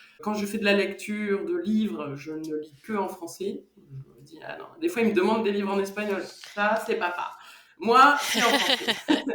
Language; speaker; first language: French; native; French